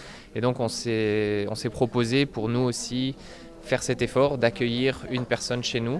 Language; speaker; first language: French; native; French